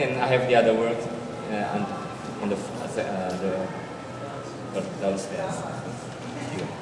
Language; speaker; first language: English; non-native, learner; Indonesian